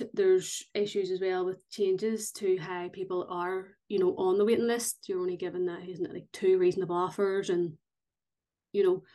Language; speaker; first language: English; native; English